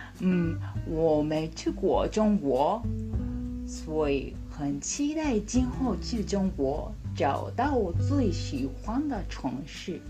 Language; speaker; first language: Chinese; non-native, fluent; Japanese